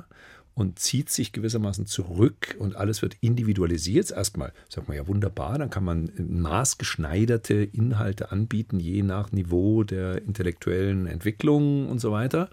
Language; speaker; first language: German; native; German